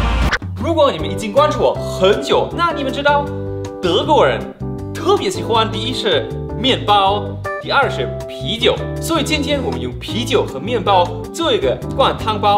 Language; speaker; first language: Chinese; non-native, fluent; German